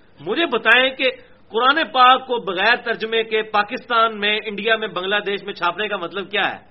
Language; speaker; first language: Urdu; non-native, local second language; Punjabi